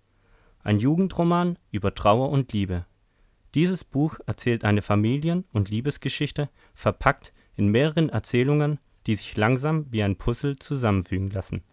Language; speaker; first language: German; native; German